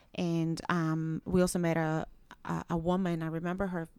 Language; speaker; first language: English; early bilingual, other home language; Spanish